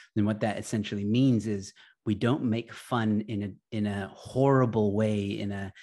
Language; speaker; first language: English; early bilingual, other home language; Arabic